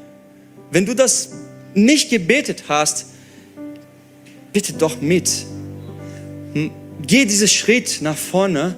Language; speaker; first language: German; non-native, fluent; Portuguese